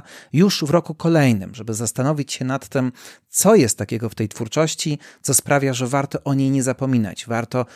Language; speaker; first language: Polish; native; Polish